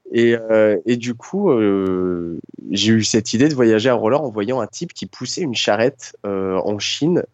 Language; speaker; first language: French; native; French